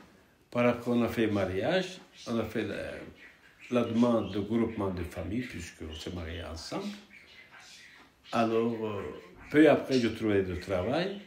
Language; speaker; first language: French; non-native, fluent; Turkish